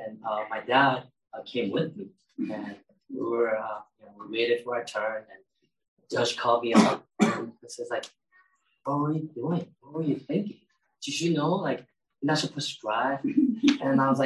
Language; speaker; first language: English; early bilingual, other home language; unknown